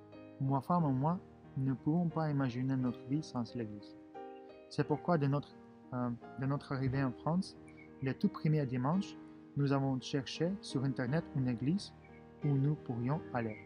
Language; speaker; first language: French; non-native, fluent; Russian